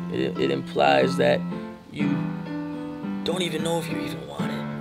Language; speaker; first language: English; native; English